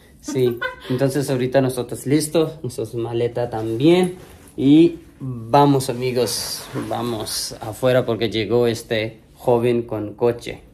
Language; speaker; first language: Spanish; non-native, learner; Urdu